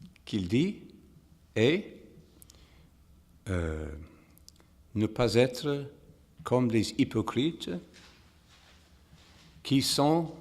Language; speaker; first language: French; non-native, fluent; English